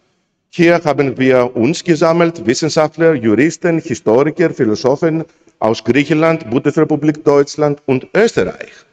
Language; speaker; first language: German; non-native, fluent; Greek